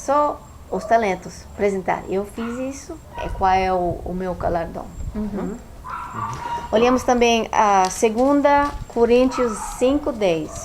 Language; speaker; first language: Portuguese; non-native, fluent; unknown